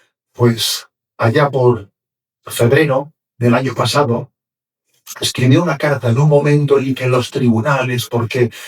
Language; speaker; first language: Spanish; native; Spanish